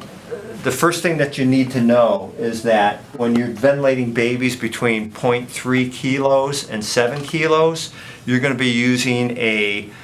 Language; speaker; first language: English; native; English